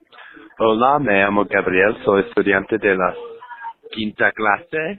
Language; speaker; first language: Spanish; non-native, learner; English